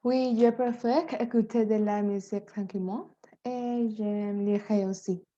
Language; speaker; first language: French; non-native, learner; Spanish